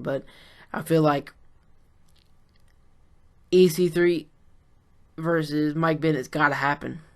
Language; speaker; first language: English; native; English